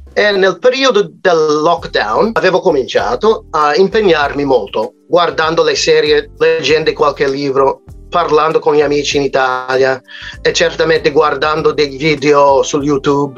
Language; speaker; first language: Italian; non-native, fluent; English